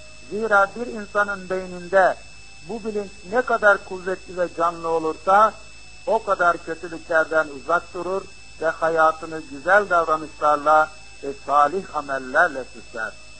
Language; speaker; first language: Turkish; native; Turkish